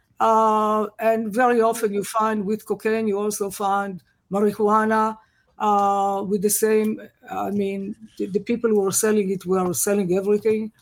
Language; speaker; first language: English; non-native, fluent; Hebrew